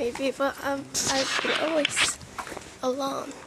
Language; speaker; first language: English; non-native, learner; Korean